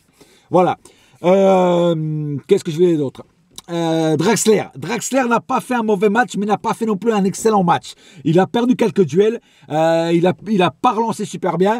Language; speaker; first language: French; native; French